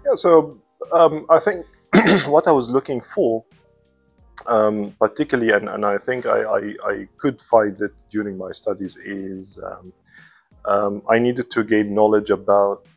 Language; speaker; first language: English; non-native, fluent; Arabic